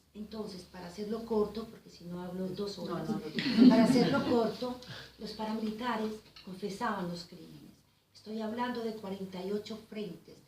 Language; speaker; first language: Spanish; native; Spanish